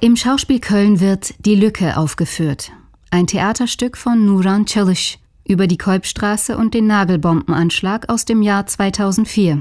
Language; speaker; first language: German; native; German